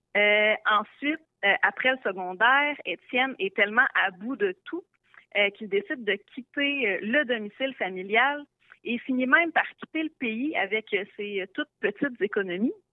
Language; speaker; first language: French; native; French